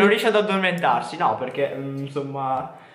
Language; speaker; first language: Italian; native; Italian